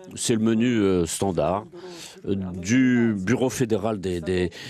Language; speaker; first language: French; non-native, fluent; Russian